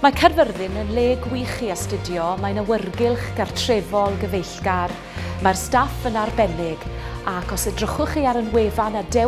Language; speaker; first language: Welsh; native; Welsh